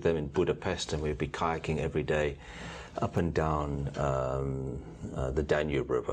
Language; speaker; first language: English; native; English